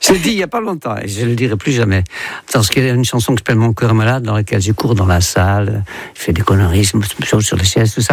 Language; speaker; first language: French; non-native, fluent; Dutch